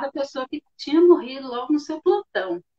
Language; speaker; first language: Portuguese; native; Portuguese